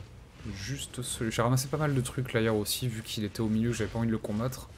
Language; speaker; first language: French; native; French